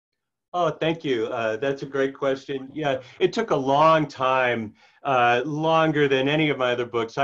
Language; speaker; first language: English; native; English